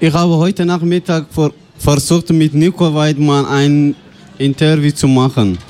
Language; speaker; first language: German; non-native, fluent; Persian